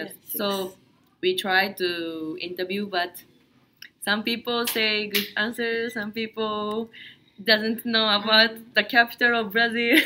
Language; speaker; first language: English; non-native, learner; Japanese